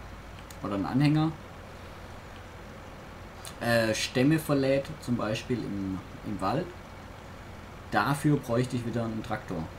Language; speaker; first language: German; native; German